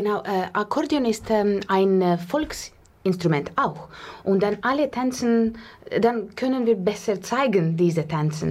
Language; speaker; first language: German; non-native, learner; Russian